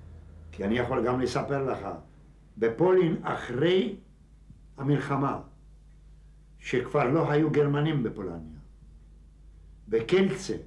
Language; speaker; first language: Hebrew; non-native, fluent; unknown